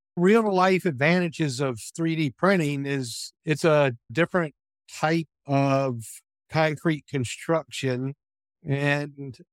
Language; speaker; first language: English; native; English